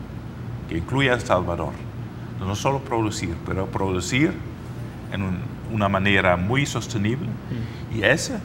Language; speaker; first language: Spanish; non-native, fluent; Dutch